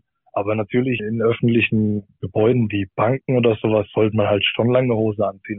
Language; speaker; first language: German; native; German